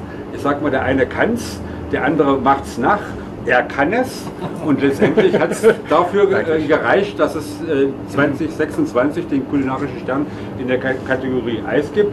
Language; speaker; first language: German; native; German